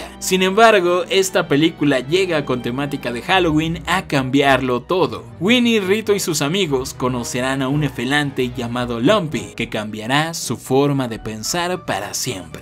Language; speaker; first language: Spanish; native; Spanish